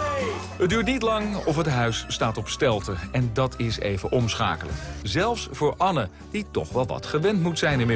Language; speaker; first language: Dutch; native; Dutch